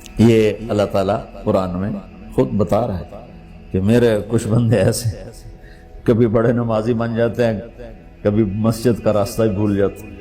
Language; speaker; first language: Urdu; non-native, local second language; Punjabi